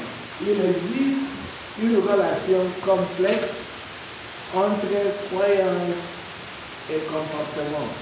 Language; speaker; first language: French; non-native, learner; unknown